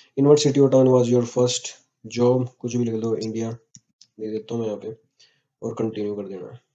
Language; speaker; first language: Hindi; native; Hindi